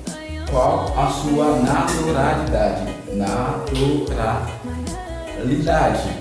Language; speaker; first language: Portuguese; non-native, learner; Haitian Creole